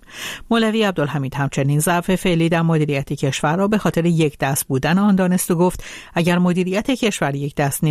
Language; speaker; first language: Persian; native; Persian